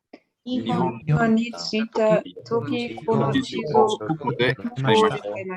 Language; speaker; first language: Japanese; non-native, learner; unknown